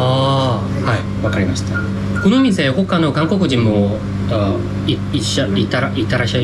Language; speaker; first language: Japanese; non-native, learner; Korean